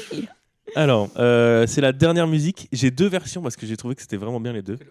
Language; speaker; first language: French; native; French